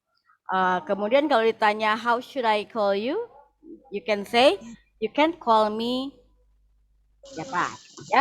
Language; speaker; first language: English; non-native, fluent; Indonesian